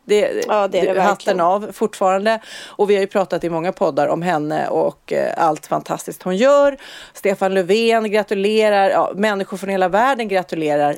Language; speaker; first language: Swedish; native; Swedish